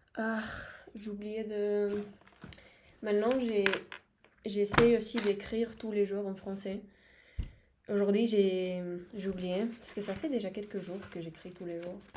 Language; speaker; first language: French; non-native, fluent; Spanish